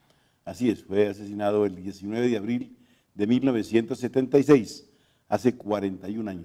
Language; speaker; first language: Spanish; native; Spanish